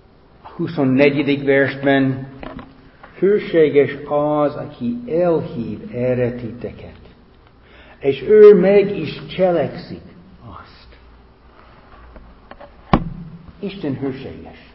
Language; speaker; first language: Hungarian; non-native, fluent; English